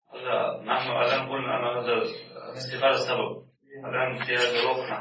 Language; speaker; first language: Arabic; non-native, learner; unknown